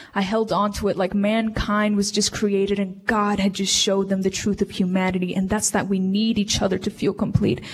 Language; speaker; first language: English; early bilingual, other home language; Spanish